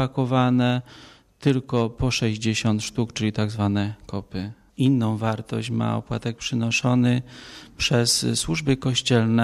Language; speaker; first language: Polish; native; Polish